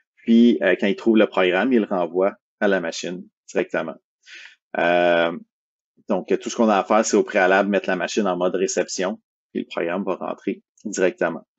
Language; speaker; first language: French; native; French